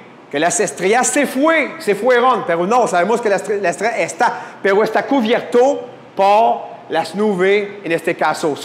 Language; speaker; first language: Spanish; non-native, fluent; French